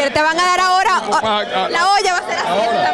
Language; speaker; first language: Spanish; native; Spanish